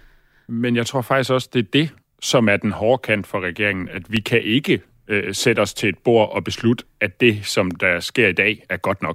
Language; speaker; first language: Danish; native; Danish